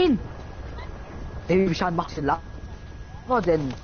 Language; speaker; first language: German; native; German